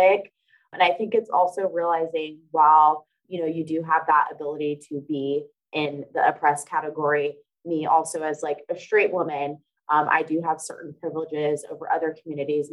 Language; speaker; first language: English; native; English